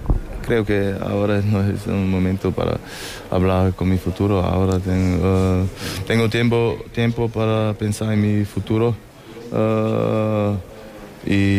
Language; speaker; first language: Spanish; non-native, learner; German